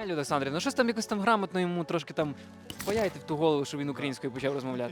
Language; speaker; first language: Ukrainian; native; Ukrainian